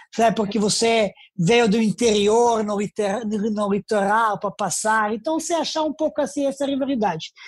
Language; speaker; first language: Portuguese; non-native, fluent; Serbian